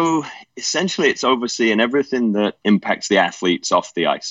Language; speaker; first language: English; native; English